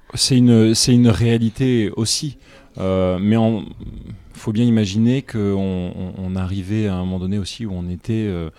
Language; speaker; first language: French; native; French